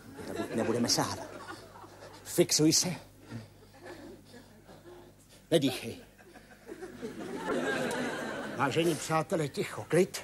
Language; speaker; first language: Czech; native; Czech